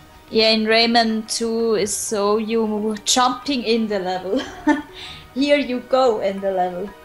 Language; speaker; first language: English; non-native, learner; German